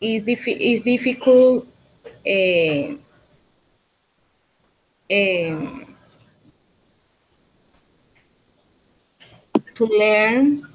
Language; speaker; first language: English; non-native, learner; Spanish